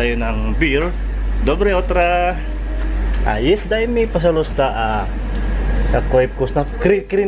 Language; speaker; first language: Russian; non-native, learner; Filipino